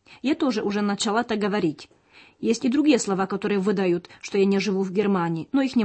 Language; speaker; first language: Russian; non-native, fluent; German